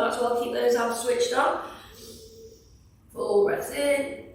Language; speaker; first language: English; native; English